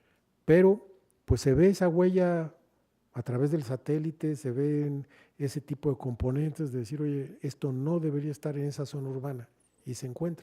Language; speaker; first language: Spanish; native; Spanish